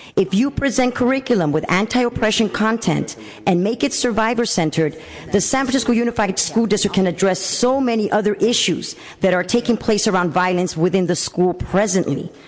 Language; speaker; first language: English; native; English